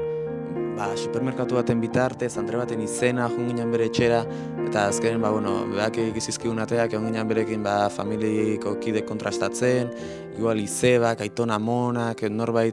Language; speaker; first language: Basque; native; Basque